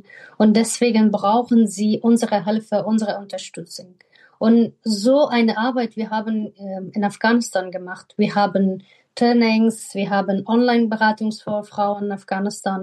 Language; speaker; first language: German; non-native, fluent; Persian